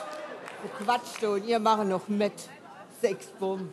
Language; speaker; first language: German; native; German